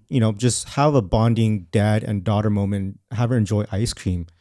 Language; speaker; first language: English; native; English